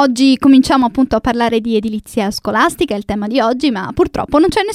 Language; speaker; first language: Italian; native; Italian